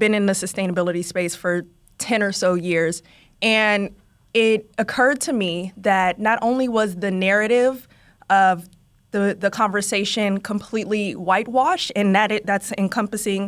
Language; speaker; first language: English; native; English